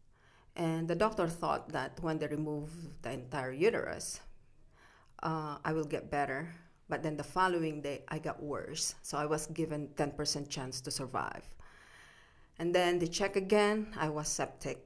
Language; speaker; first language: English; non-native, local second language; Filipino